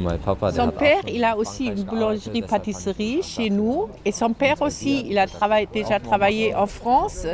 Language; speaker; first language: French; non-native, fluent; German